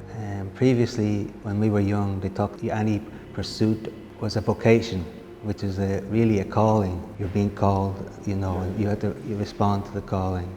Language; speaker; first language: English; native; English